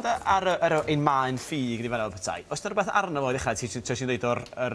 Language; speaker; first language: Welsh; native; Welsh